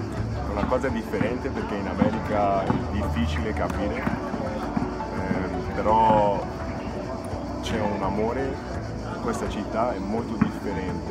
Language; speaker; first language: Italian; early bilingual, other home language; English